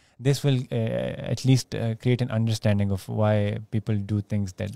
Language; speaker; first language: English; non-native, local second language; Pashto